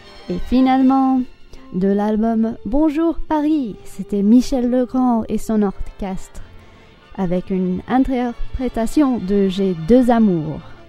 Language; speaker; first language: French; non-native, fluent; English